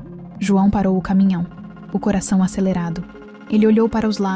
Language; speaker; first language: Portuguese; native; Portuguese